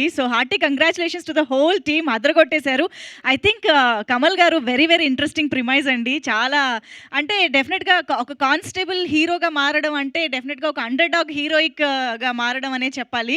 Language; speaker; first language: Telugu; native; Telugu